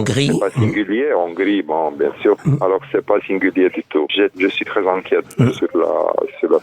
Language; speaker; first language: French; non-native, fluent; Romanian